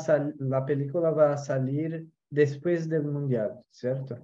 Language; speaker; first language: Spanish; non-native, local second language; Portuguese